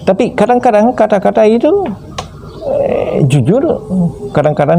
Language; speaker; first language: Indonesian; non-native, fluent; Spanish